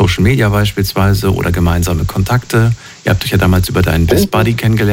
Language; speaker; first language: German; native; German